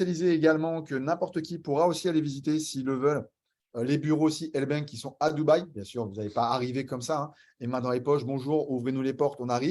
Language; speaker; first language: French; native; French